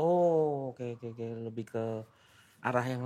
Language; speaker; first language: Indonesian; native; Indonesian